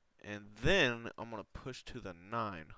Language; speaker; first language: English; native; English